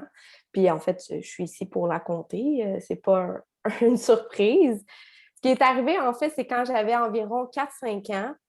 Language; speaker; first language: French; native; French